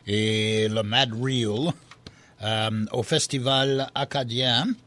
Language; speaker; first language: French; native; French